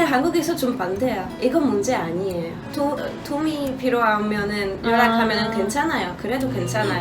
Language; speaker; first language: Korean; non-native, learner; Polish